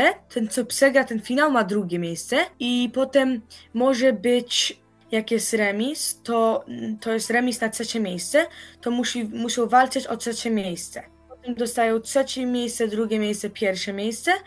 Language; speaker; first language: Polish; early bilingual, heritage; Polish